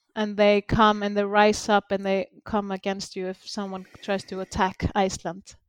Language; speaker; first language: English; non-native, fluent; Icelandic